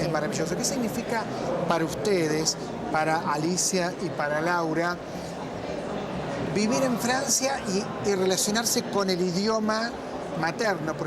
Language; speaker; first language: Spanish; native; Spanish